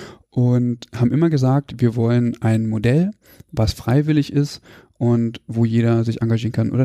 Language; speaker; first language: German; native; German